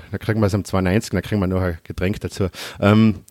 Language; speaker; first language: German; native; German